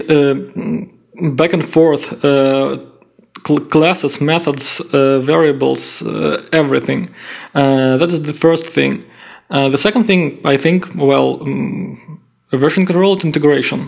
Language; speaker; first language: English; non-native, fluent; Russian